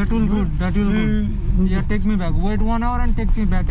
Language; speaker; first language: English; non-native, local second language; Hindi